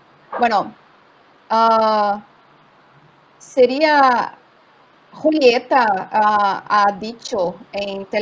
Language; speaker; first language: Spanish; non-native, learner; Portuguese